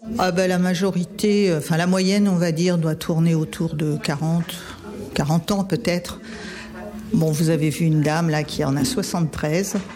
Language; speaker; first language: French; native; French